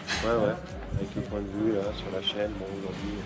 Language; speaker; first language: French; native; French